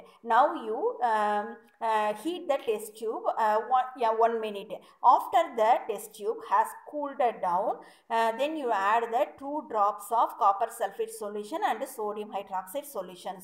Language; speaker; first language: English; non-native, local second language; Tamil